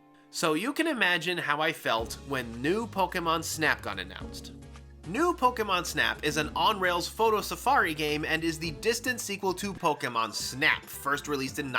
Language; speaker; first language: English; native; English